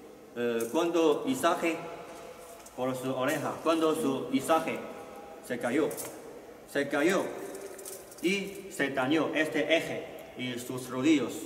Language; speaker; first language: Spanish; non-native, learner; Chinese